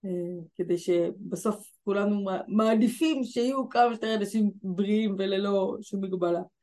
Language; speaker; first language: Hebrew; native; Hebrew